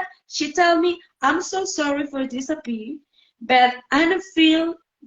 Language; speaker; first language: English; non-native, learner; Spanish